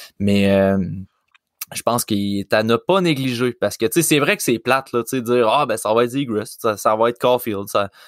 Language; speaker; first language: French; native; French